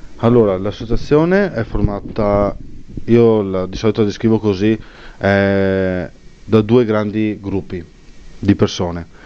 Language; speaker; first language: Italian; native; Italian